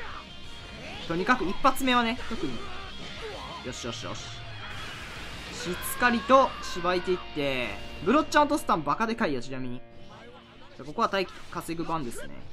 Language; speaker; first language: Japanese; native; Japanese